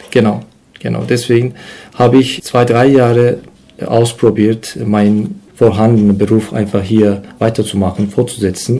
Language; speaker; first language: German; non-native, learner; Turkish